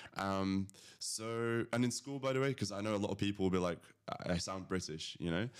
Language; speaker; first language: English; early bilingual, other home language; Latvian